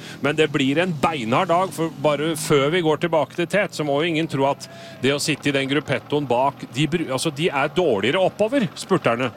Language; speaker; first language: Norwegian; native; Norwegian